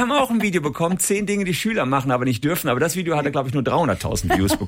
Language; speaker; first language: German; native; German